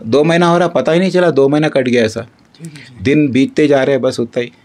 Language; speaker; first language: Hindi; non-native, local second language; Kannada